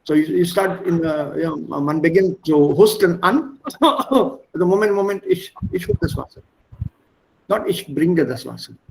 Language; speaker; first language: German; non-native, fluent; Hindi